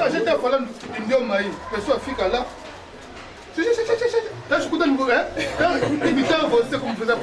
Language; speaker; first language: Portuguese; non-native, learner; Lingala